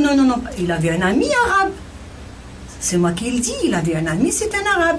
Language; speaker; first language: French; non-native, local second language; Kabyle